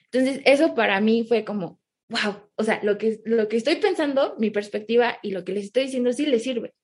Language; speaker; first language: Spanish; early bilingual, heritage; Spanish